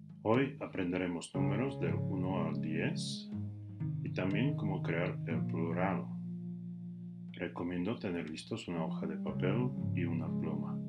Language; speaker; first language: Spanish; non-native, fluent; English